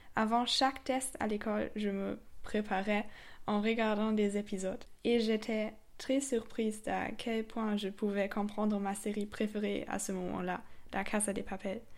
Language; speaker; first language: French; non-native, fluent; German